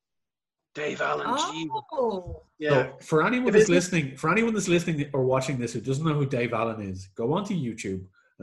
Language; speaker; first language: English; native; English